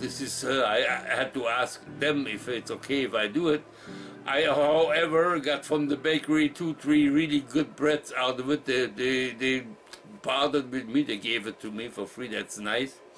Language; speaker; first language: English; non-native, fluent; German